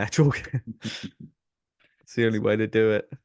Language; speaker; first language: English; native; English